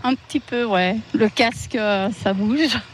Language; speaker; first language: French; native; French